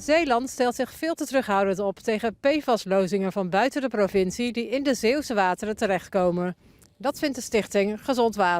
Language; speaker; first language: Dutch; native; Dutch